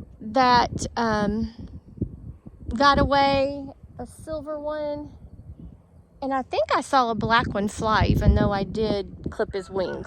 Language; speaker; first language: English; native; English